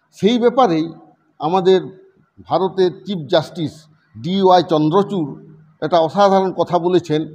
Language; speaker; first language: Bangla; non-native, local second language; Santali